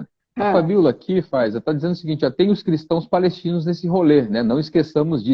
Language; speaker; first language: Portuguese; native; Portuguese